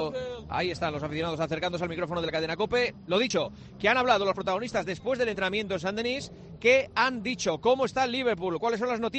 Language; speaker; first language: Spanish; native; Spanish